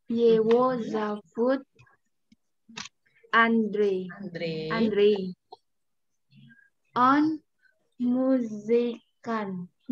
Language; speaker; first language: Russian; non-native, learner; Indonesian